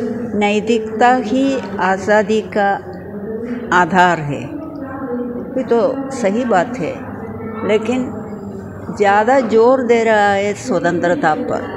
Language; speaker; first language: Hindi; non-native, local second language; Malayalam